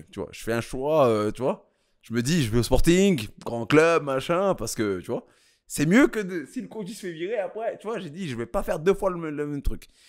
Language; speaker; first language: French; early bilingual, other home language; Kabuverdianu